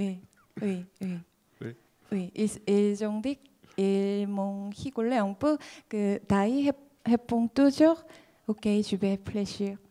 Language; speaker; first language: French; non-native, fluent; Korean